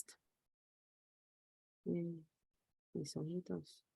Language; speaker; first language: Spanish; native; Spanish